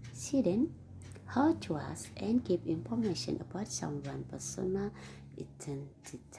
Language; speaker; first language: English; non-native, learner; Indonesian